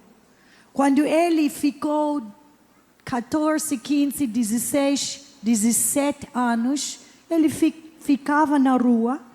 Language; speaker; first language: Portuguese; non-native, learner; English